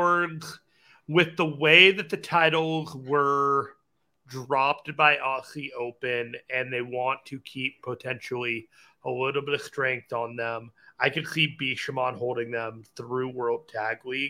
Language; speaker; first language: English; native; English